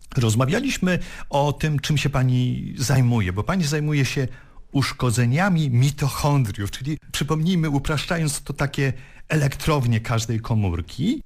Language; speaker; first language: Polish; native; Polish